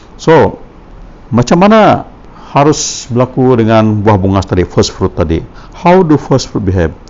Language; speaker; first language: Malay; non-native, local second language; Iban